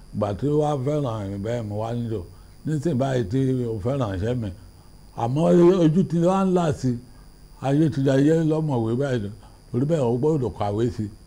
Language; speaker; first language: Yoruba; native; Yoruba